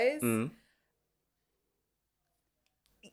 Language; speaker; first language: English; native; English